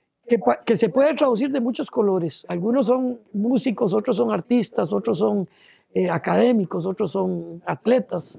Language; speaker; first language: Spanish; native; Spanish